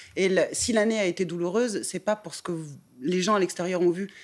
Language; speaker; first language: French; native; French